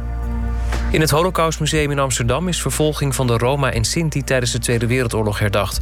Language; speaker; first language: Dutch; native; Dutch